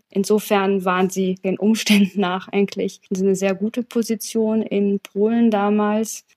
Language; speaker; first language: German; early bilingual, other home language; Polish